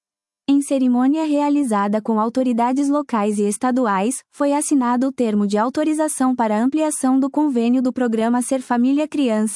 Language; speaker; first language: Portuguese; native; Portuguese